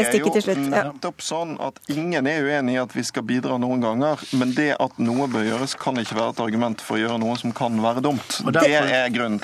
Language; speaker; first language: Norwegian; native; Norwegian